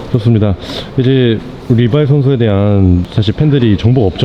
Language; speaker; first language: Korean; native; Korean